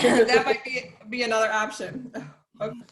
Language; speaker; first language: English; native; English